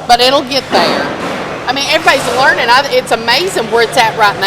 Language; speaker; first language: English; native; English